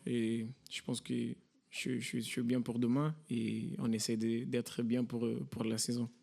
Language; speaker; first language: French; non-native, fluent; Portuguese